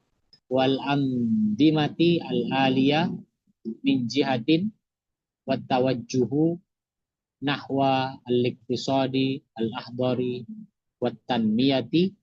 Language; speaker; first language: Arabic; non-native, fluent; Indonesian